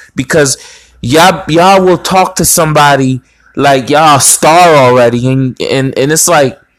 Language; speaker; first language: English; native; English